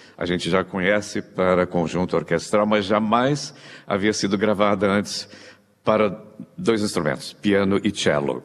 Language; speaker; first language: Portuguese; native; Portuguese